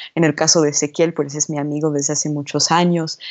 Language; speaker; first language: Spanish; non-native, fluent; English